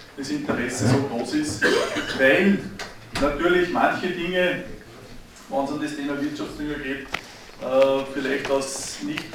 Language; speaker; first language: German; native; German